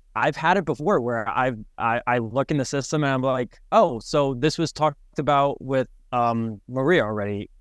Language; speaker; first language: English; native; English